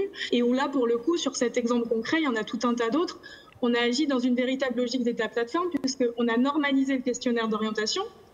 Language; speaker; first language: French; native; French